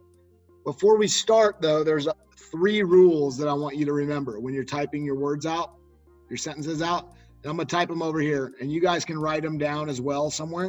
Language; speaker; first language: English; native; English